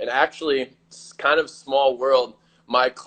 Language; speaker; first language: English; native; English